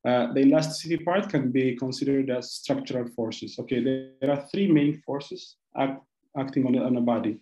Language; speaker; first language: English; non-native, local second language; Amharic